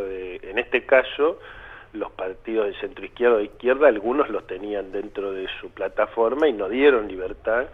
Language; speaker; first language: Spanish; native; Spanish